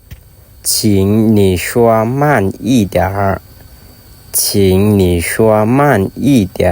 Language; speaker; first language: Chinese; non-native, fluent; Lao